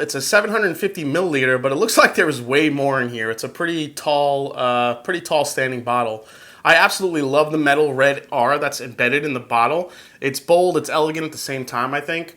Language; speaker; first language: English; native; English